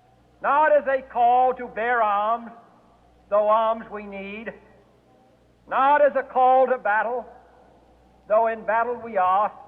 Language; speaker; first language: English; native; English